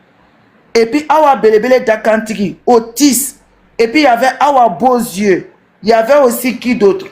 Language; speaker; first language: French; non-native, local second language; Bambara